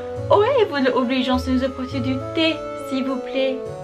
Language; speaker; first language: French; non-native, fluent; English